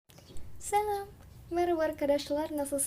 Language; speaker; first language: Turkish; non-native, fluent; Indonesian